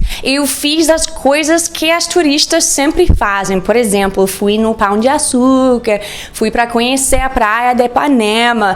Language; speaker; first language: Portuguese; non-native, learner; English